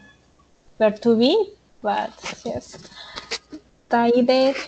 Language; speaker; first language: English; non-native, learner; Spanish